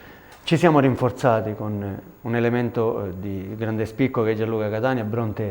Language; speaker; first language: Italian; native; Italian